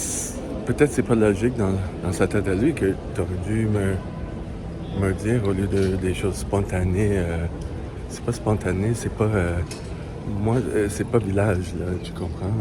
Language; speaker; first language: French; native; French